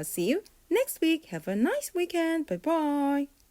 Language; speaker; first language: English; non-native, fluent; Korean